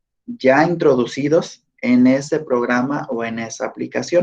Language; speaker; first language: Spanish; native; Spanish